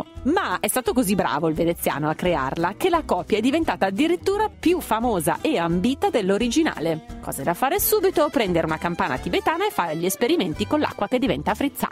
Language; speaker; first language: Italian; native; Italian